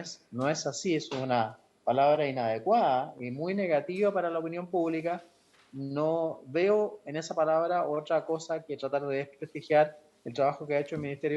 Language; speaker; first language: Spanish; native; Spanish